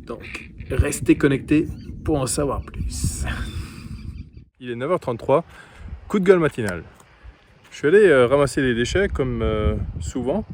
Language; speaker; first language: French; native; French